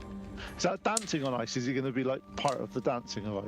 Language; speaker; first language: English; native; English